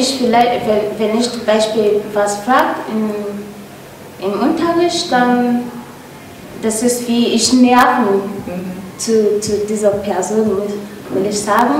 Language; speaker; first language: German; non-native, learner; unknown